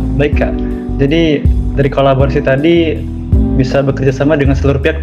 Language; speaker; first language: Indonesian; native; Indonesian